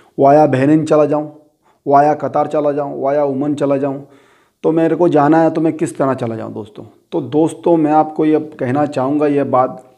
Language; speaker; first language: Hindi; native; Hindi